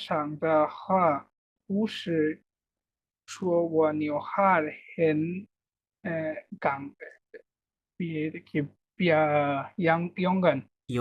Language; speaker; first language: Chinese; non-native, learner; Bangla